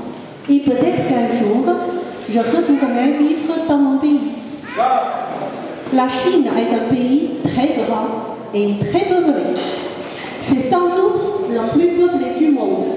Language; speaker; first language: French; non-native, fluent; Chinese